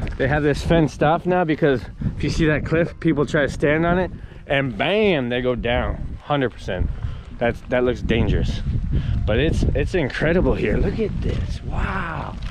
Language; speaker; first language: English; non-native, fluent; Croatian